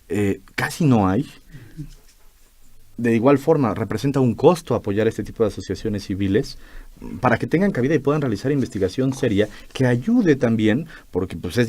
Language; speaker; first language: Spanish; native; Spanish